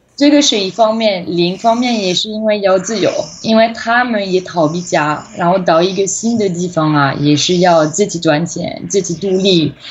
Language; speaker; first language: Chinese; non-native, fluent; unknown